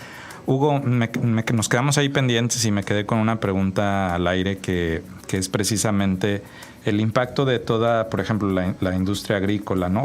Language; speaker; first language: Spanish; native; Spanish